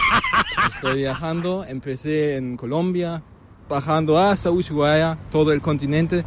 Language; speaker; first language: Spanish; non-native, learner; German